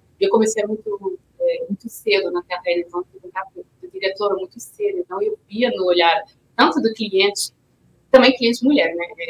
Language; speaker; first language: Portuguese; non-native, fluent; French